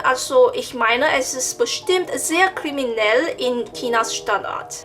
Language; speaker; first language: German; non-native, learner; Chinese